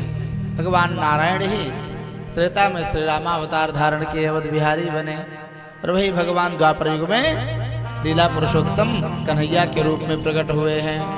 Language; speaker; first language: Hindi; native; Hindi